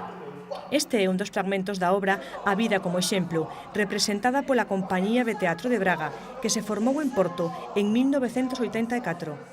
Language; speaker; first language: Galician; native; Galician